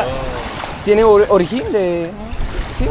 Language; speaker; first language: Spanish; non-native, learner; French